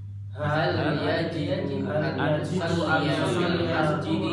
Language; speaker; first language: Arabic; non-native, learner; Indonesian